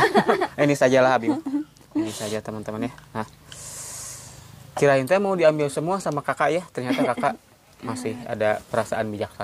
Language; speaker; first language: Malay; non-native, local second language; Sundanese